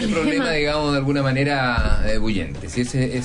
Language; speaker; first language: Spanish; native; Spanish